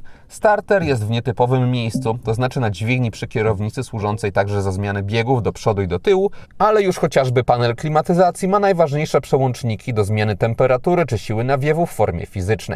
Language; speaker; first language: Polish; native; Polish